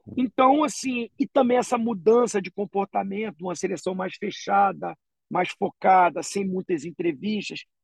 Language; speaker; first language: Portuguese; native; Portuguese